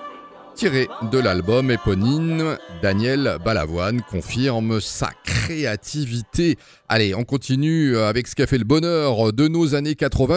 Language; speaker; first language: French; native; French